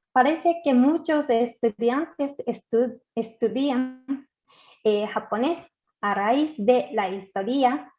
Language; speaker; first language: Spanish; non-native, fluent; Japanese